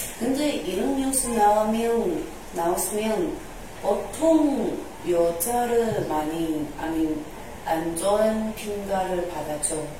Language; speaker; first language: Korean; non-native, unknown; Chinese